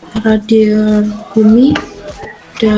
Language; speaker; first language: German; non-native, learner; Indonesian